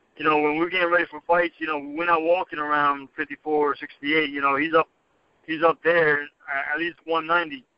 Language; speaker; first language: English; native; English